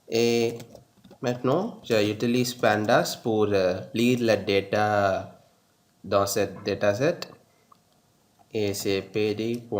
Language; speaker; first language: French; non-native, learner; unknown